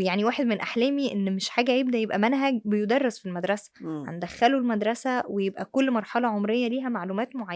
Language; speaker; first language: Arabic; native; Arabic